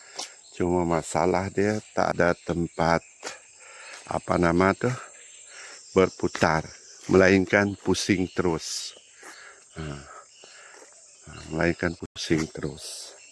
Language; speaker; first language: Malay; native; Malay